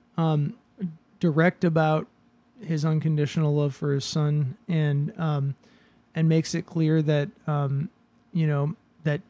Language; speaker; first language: English; native; English